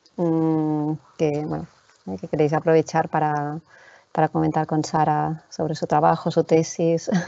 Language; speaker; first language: Spanish; non-native, local second language; Catalan